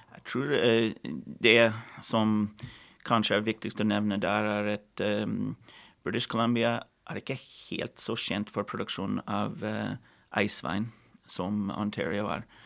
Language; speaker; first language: Norwegian; non-native, fluent; English